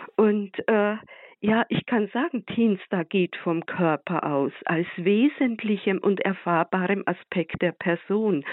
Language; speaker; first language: German; native; German